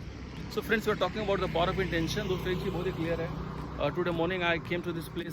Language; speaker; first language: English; non-native, local second language; Hindi